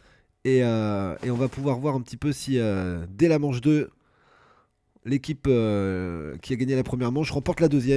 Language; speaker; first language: French; native; French